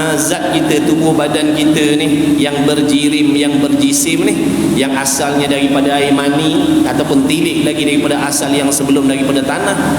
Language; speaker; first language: Malay; native; Malay